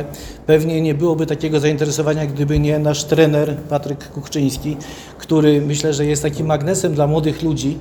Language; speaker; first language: Polish; native; Polish